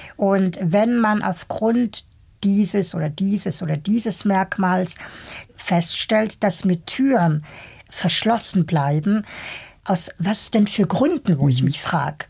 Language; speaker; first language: German; early bilingual, other home language; Bosnian